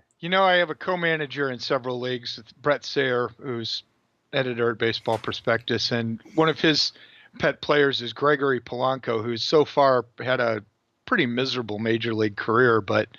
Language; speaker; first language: English; native; English